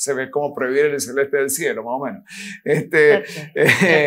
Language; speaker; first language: Spanish; native; Spanish